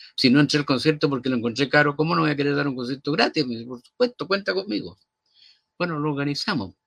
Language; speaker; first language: Spanish; native; Spanish